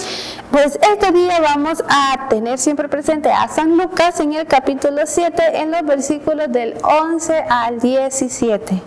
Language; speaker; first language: Spanish; native; Spanish